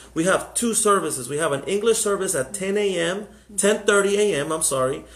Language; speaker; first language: English; early bilingual, other home language; Spanish